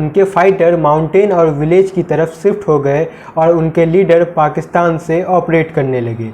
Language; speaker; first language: Hindi; native; Hindi